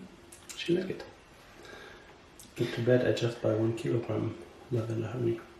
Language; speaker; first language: English; non-native, learner; German